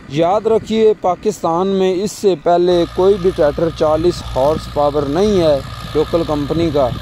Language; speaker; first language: Urdu; non-native, local second language; Punjabi